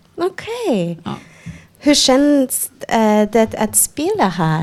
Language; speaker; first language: Swedish; non-native, fluent; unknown